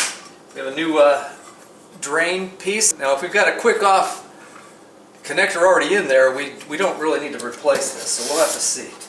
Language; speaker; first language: English; native; English